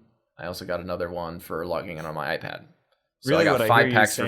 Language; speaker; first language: English; native; English